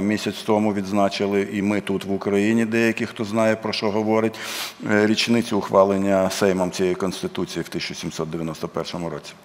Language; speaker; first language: Ukrainian; native; Ukrainian